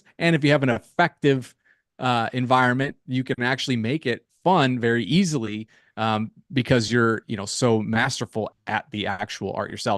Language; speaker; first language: English; native; English